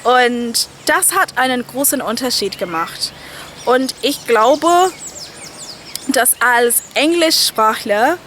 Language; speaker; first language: German; non-native, fluent; English